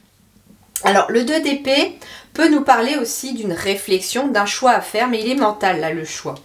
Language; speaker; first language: French; native; French